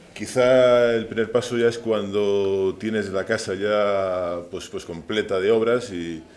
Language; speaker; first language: Spanish; native; Spanish